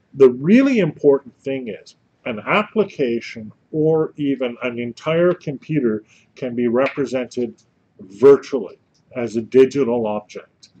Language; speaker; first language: English; native; English